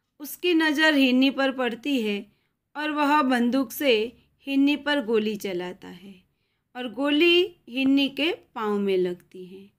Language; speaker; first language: Hindi; non-native, local second language; Gujarati